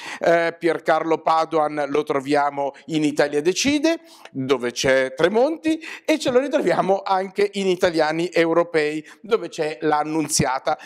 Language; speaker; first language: Italian; native; Italian